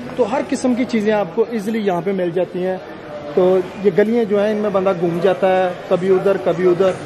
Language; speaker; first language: Urdu; non-native, local second language; Punjabi